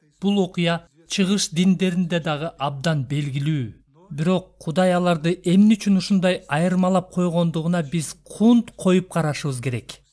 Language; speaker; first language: Kyrgyz; non-native, local second language; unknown